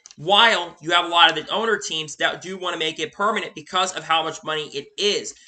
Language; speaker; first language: English; native; English